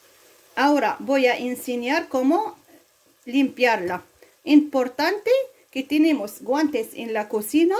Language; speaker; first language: Spanish; non-native, fluent; Arabic